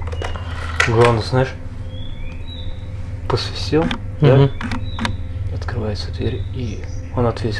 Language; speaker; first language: Russian; native; Russian